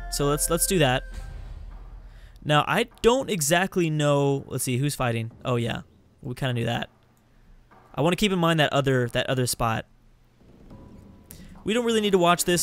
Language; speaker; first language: English; native; English